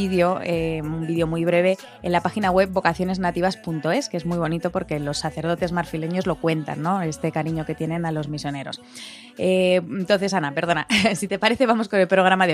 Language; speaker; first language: Spanish; native; Spanish